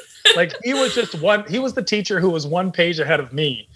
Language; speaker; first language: English; native; English